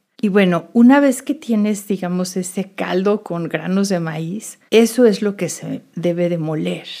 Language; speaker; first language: Spanish; native; Spanish